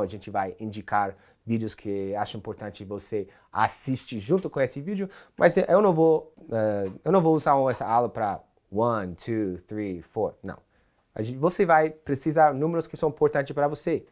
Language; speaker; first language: Portuguese; non-native, fluent; English